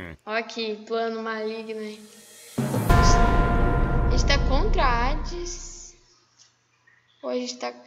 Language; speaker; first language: Portuguese; native; Portuguese